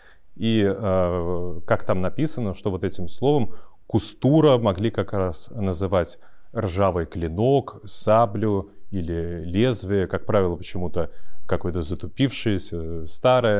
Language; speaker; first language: Russian; native; Russian